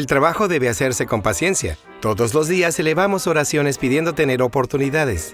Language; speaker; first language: Spanish; native; Spanish